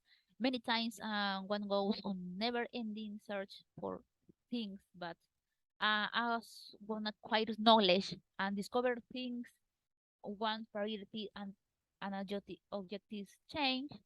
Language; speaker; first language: English; non-native, learner; Spanish